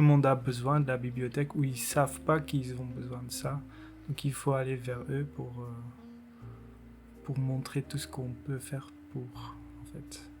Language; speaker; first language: French; non-native, local second language; Dutch